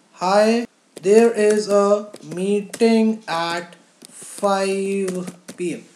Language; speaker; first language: English; non-native, local second language; Hindi